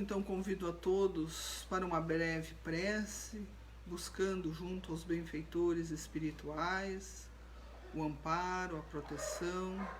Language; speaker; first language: Portuguese; native; Portuguese